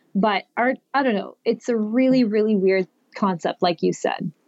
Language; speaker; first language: English; native; English